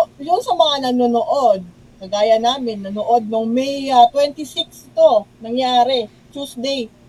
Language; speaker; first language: Filipino; non-native, local second language; Cebuano